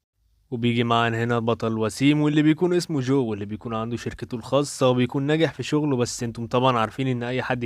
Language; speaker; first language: Arabic; native; Arabic